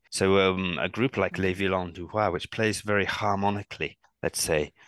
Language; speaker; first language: English; native; English